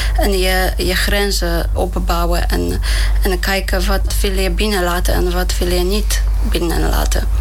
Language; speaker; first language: Dutch; non-native, fluent; Polish